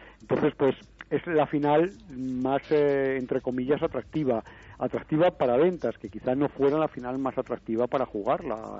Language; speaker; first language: Spanish; native; Spanish